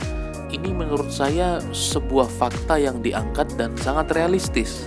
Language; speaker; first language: Indonesian; native; Indonesian